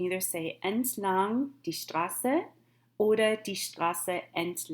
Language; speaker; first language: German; non-native, fluent; English